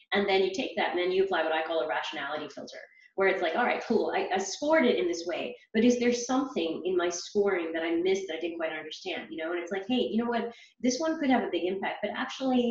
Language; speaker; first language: English; native; English